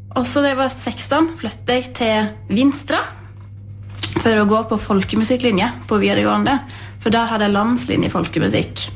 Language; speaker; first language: Norwegian; native; Norwegian